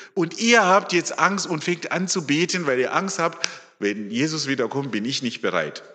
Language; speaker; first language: German; non-native, fluent; Shona